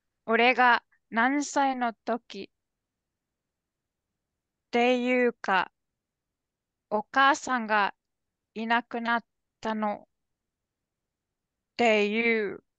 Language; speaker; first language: Japanese; non-native, learner; English